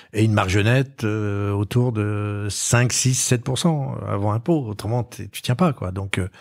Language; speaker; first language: French; native; French